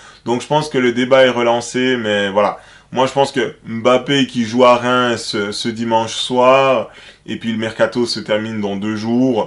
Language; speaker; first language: French; native; French